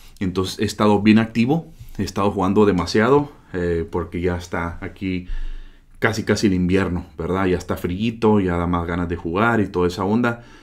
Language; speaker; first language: Spanish; native; Spanish